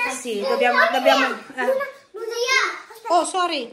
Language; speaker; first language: Italian; native; Italian